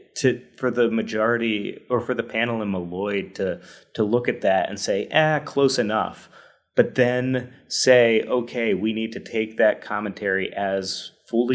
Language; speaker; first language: English; native; English